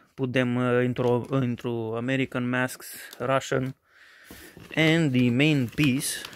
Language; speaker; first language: English; non-native, fluent; Romanian